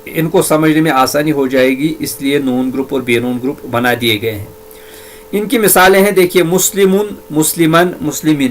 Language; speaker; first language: Urdu; native; Urdu